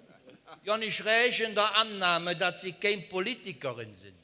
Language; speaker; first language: German; native; German